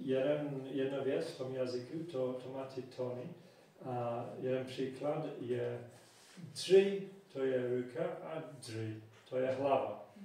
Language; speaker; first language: Czech; non-native, fluent; English